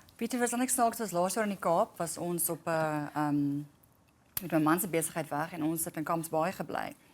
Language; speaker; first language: Afrikaans; native; Afrikaans